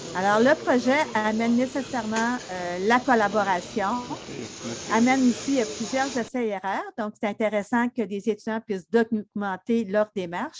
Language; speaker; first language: French; native; French